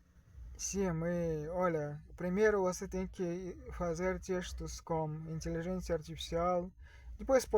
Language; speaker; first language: Portuguese; non-native, learner; Russian